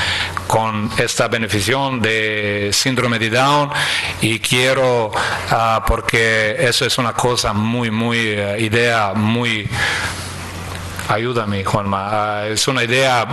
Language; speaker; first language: Spanish; non-native, fluent; Croatian